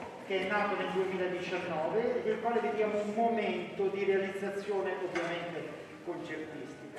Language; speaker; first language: Italian; native; Italian